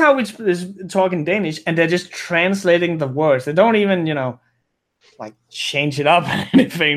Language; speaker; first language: English; non-native, fluent; Danish